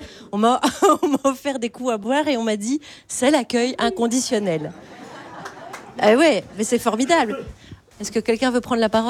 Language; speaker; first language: French; native; French